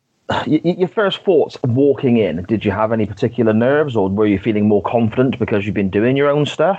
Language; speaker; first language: English; native; English